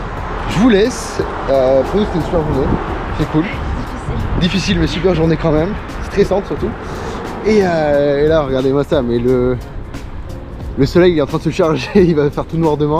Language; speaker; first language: French; native; French